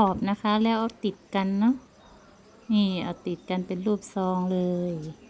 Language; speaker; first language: Thai; native; Thai